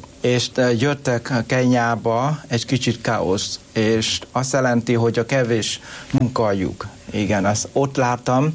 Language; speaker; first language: Hungarian; non-native, learner; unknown